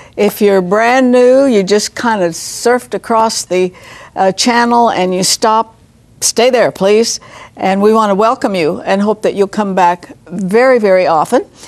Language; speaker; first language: English; native; English